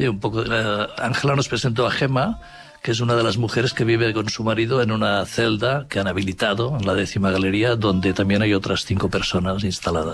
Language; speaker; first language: Spanish; native; Spanish